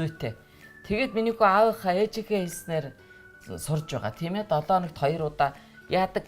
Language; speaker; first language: Mongolian; native; Mongolian